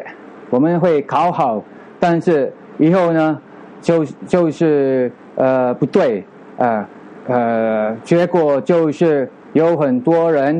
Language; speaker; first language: Chinese; non-native, fluent; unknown